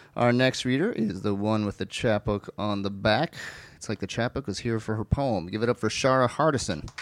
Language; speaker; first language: English; native; English